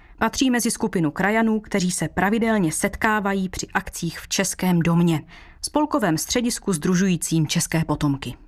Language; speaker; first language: Czech; native; Czech